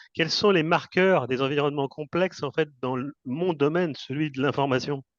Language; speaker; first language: French; native; French